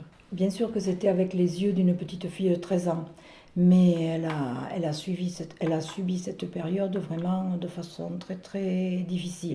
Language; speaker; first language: French; early bilingual, other home language; Spanish